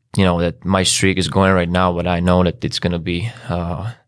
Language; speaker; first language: English; non-native, fluent; Czech